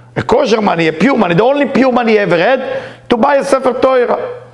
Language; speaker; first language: English; non-native, fluent; Hebrew